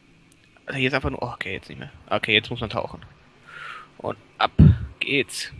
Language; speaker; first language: German; native; German